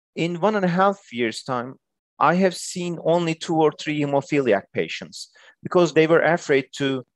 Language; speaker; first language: English; non-native, fluent; Turkish